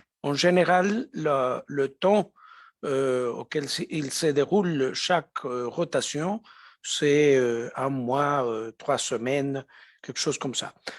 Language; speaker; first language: French; non-native, fluent; Spanish